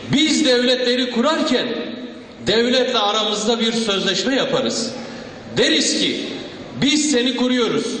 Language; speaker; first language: Turkish; non-native, local second language; Kurdish